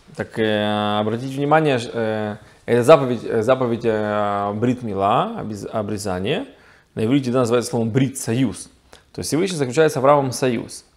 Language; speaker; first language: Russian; early bilingual, heritage; Russian